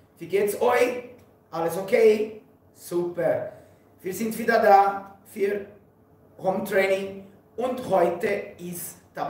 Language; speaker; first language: German; non-native, learner; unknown